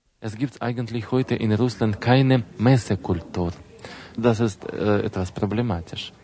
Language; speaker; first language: German; non-native, fluent; Russian